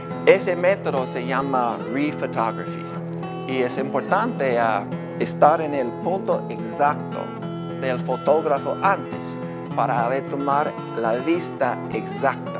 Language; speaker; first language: Spanish; non-native, learner; English